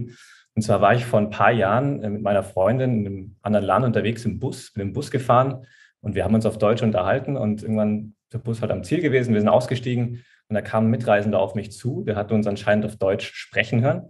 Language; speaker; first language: German; native; German